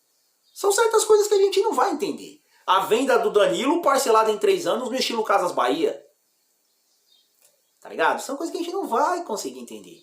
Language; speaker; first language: Portuguese; native; Portuguese